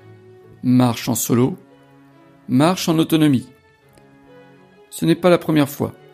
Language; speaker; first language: French; native; French